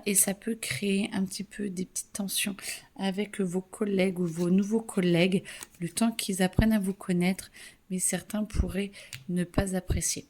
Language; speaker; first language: French; native; French